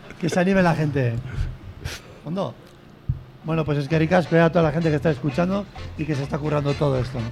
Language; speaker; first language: Spanish; native; Spanish